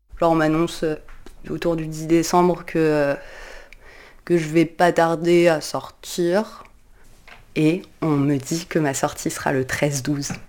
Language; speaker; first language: French; native; French